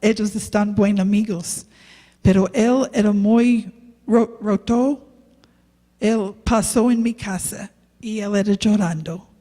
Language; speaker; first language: Spanish; non-native, learner; English